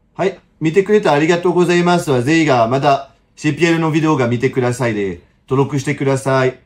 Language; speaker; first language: Japanese; non-native, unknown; French